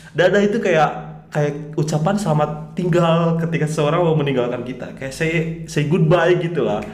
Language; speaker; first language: Indonesian; native; Indonesian